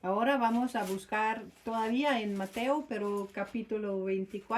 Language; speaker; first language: Spanish; non-native, fluent; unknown